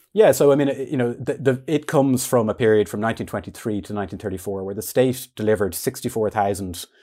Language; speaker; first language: English; native; English